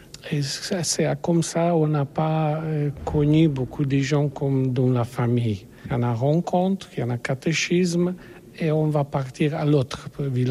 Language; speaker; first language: French; non-native, learner; Polish